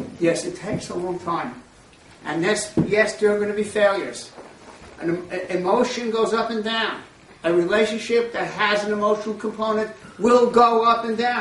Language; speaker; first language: English; native; English